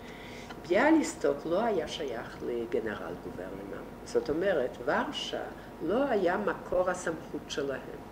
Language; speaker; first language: Hebrew; non-native, fluent; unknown